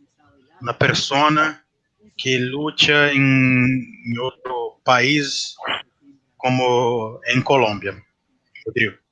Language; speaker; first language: Spanish; non-native, learner; Portuguese